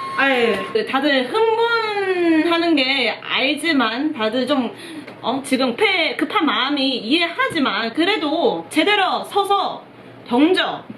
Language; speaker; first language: Korean; non-native, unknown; Chinese